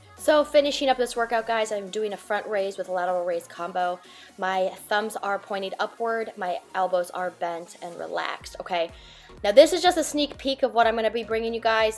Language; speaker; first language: English; native; English